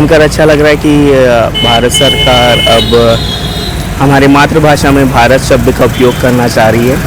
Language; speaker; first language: Hindi; native; Hindi